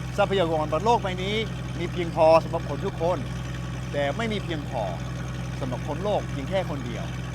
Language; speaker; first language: Thai; non-native, fluent; English